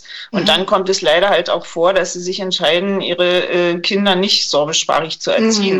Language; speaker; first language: German; native; German